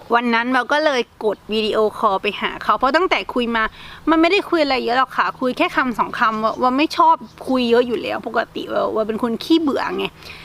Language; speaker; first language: Thai; native; Thai